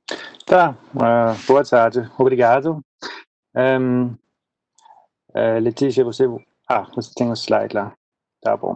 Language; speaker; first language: Portuguese; non-native, fluent; Swedish